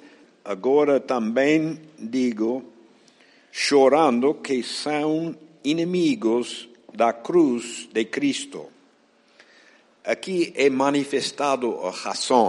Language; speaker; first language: Portuguese; non-native, fluent; Spanish